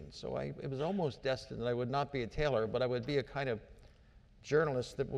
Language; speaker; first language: English; native; English